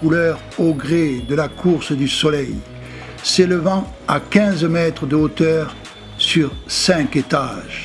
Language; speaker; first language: French; native; French